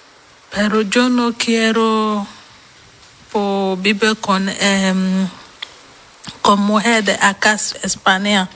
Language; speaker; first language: Spanish; non-native, learner; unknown